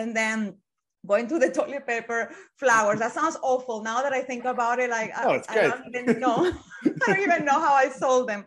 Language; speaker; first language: English; non-native, fluent; Spanish